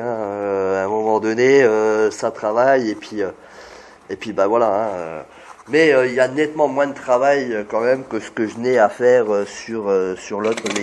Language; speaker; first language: French; native; French